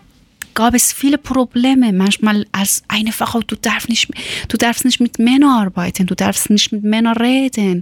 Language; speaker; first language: German; non-native, learner; Persian